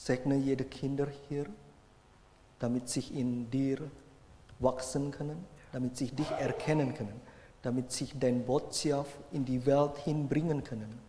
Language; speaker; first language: German; non-native, fluent; Indonesian